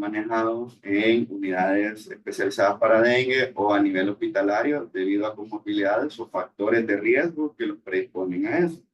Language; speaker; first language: Spanish; native; Spanish